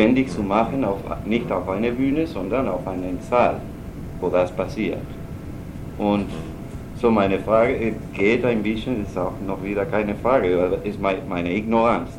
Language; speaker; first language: German; non-native, learner; Spanish